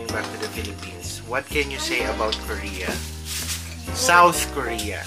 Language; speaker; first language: English; non-native, local second language; Filipino